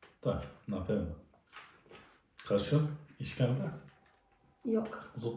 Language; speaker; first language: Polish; non-native, learner; Turkish